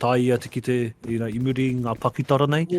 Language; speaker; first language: Māori; non-native, local second language; English